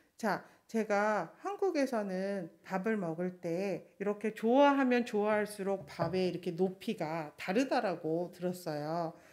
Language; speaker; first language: Korean; non-native, fluent; Chinese